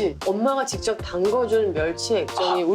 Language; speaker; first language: Korean; native; Korean